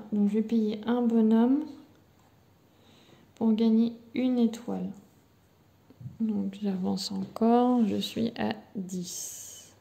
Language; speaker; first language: French; native; French